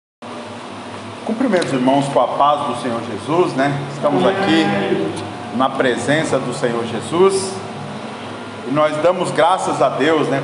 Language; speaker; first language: Portuguese; native; Portuguese